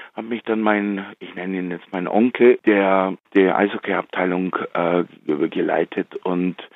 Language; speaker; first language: German; early bilingual, heritage; Slovak